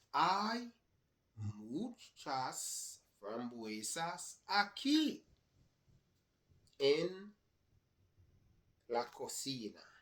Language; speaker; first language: Spanish; non-native, learner; English